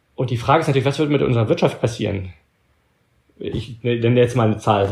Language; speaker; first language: German; early bilingual, heritage; German